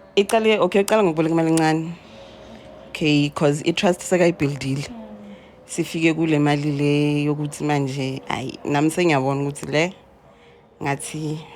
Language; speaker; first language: Zulu; native; Zulu